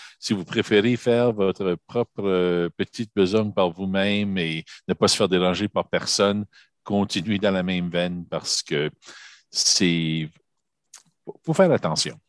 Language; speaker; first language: French; native; French